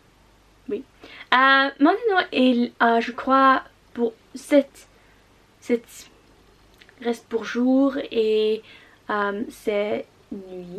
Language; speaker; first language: French; non-native, learner; Russian